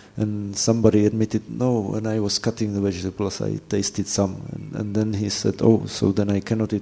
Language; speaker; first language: English; non-native, fluent; Czech